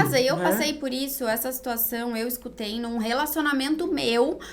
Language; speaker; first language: Portuguese; native; Portuguese